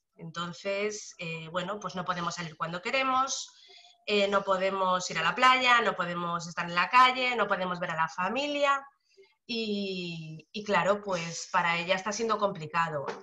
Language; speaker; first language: Spanish; native; Spanish